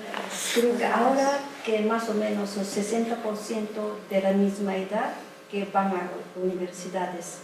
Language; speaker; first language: Spanish; non-native, fluent; Japanese